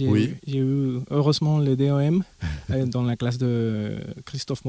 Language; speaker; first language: French; non-native, fluent; Spanish